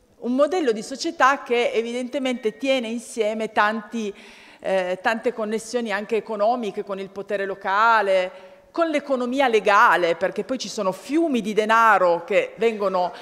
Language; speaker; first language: Italian; native; Italian